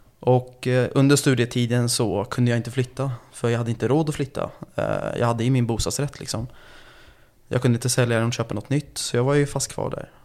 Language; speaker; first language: Swedish; early bilingual, other home language; Turkish